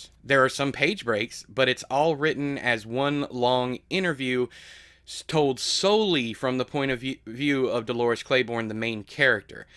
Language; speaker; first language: English; native; English